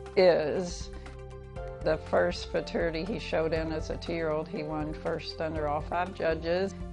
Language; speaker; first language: English; native; English